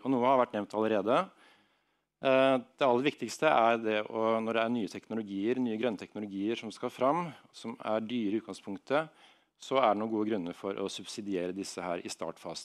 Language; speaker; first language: Norwegian; native; Norwegian